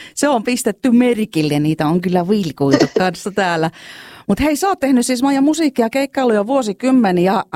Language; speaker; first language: Finnish; native; Finnish